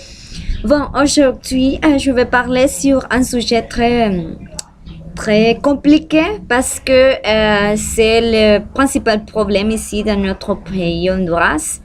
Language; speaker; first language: French; non-native, learner; Spanish